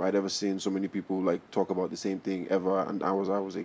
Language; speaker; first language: English; non-native, local second language; Yoruba